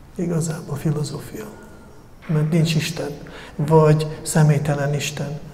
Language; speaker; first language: Hungarian; non-native, fluent; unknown